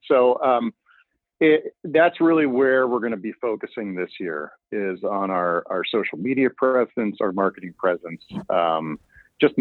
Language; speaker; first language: English; native; English